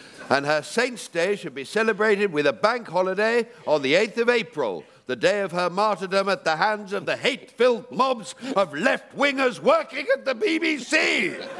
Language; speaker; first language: English; native; English